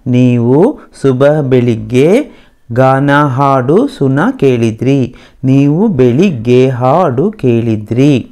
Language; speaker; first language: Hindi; non-native, local second language; Kannada